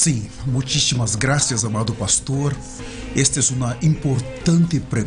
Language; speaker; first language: Spanish; non-native, learner; Portuguese